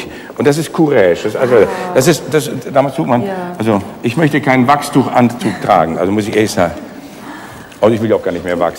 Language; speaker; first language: German; native; German